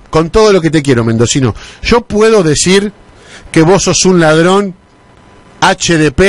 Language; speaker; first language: Spanish; native; Spanish